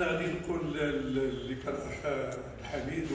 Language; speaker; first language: Arabic; native; Arabic